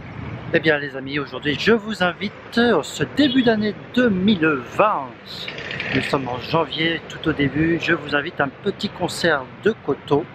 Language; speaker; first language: French; native; French